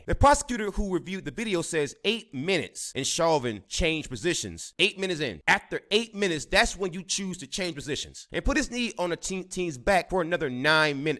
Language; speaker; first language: English; native; English